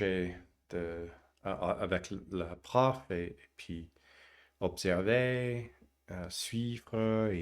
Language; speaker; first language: French; non-native, learner; English